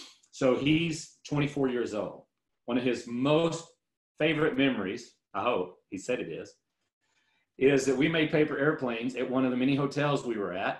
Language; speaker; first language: English; native; English